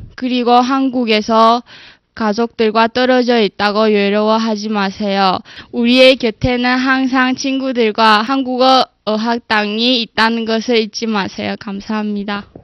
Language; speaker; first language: Korean; non-native, fluent; Chinese